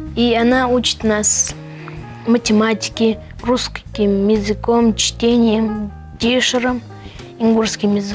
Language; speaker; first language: Russian; non-native, local second language; Ingush